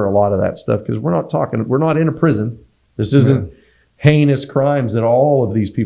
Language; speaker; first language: English; native; English